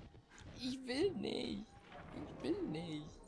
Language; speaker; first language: German; native; German